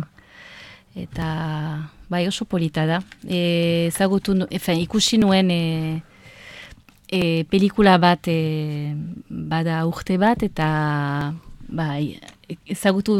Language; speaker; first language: Basque; non-native, local second language; French